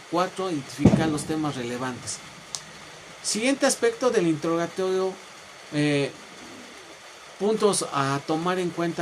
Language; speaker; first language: Spanish; native; Spanish